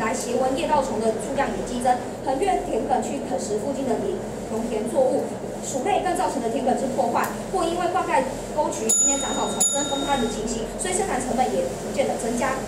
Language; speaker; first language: Chinese; native; Chinese